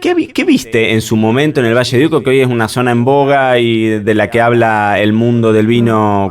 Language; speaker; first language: Spanish; native; Spanish